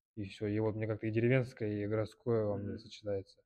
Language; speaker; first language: Russian; early bilingual, other home language; Kyrgyz